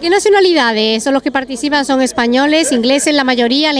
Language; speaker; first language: Spanish; native; Spanish